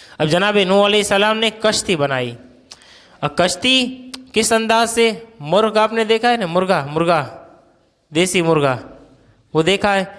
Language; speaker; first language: Urdu; non-native, local second language; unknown